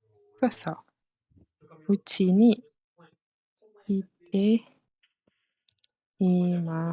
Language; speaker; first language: Japanese; non-native, fluent; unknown